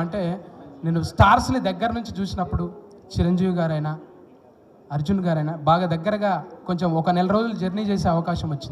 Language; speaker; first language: Telugu; native; Telugu